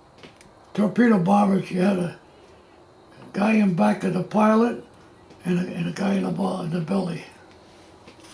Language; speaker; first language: English; native; English